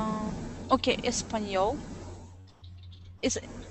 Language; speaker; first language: Spanish; non-native, learner; Russian